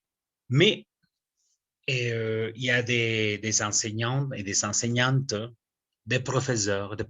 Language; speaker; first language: French; non-native, fluent; Spanish